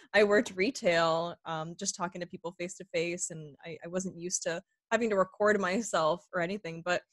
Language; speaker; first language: English; native; English